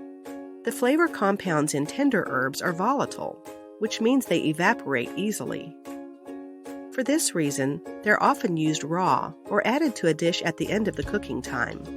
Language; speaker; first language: English; native; English